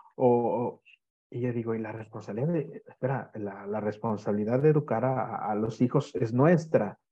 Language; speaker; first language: Spanish; native; Spanish